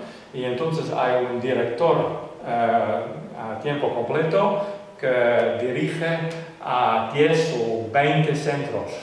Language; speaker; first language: Spanish; non-native, fluent; Dutch